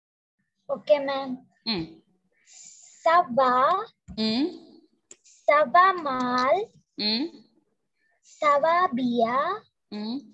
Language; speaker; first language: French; non-native, learner; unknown